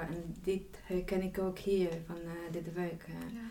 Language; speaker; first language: Dutch; non-native, fluent; Polish